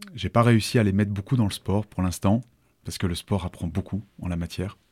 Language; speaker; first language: French; native; French